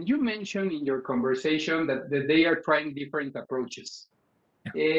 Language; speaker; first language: English; non-native, fluent; Spanish